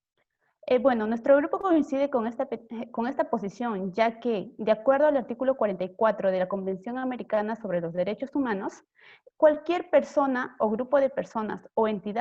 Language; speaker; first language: Spanish; native; Spanish